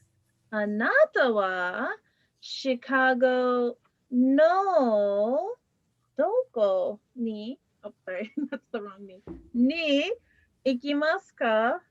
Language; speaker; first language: Japanese; non-native, fluent; English